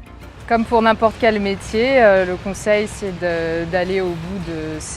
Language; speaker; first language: French; native; French